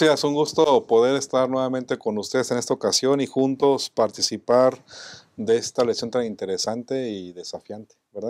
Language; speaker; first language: Spanish; native; Spanish